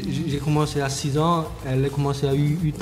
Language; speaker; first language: French; non-native, learner; Chinese